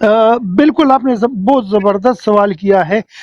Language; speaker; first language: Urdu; non-native, local second language; Pashto